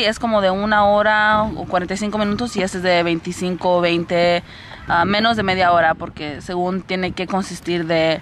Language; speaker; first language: Spanish; early bilingual, heritage; Spanish